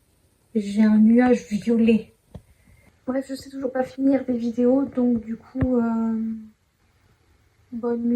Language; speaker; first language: French; native; French